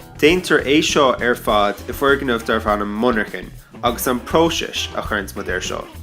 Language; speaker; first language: Irish; non-native, local second language; English